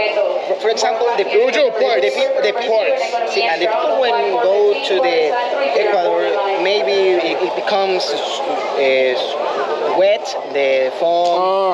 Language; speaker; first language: English; non-native, fluent; Spanish